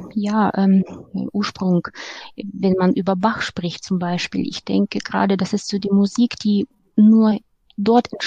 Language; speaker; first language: German; non-native, fluent; Ukrainian